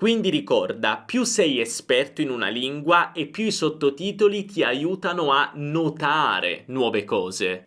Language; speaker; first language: Italian; native; Italian